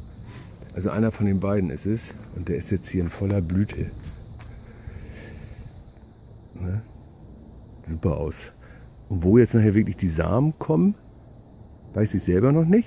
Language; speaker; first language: German; native; German